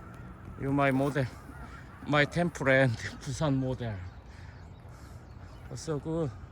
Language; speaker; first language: English; non-native, learner; Korean